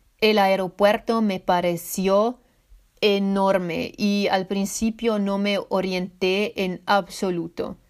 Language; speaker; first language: Spanish; non-native, fluent; Swiss German